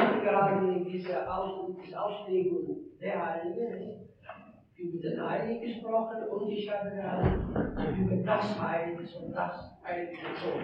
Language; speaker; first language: German; non-native, learner; Italian